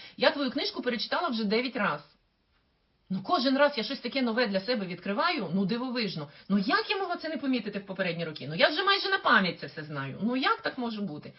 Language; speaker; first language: Ukrainian; non-native, local second language; Russian